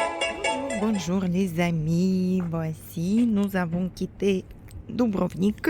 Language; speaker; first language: French; non-native, fluent; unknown